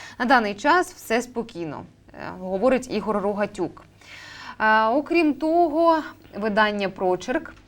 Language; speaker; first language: Ukrainian; native; Ukrainian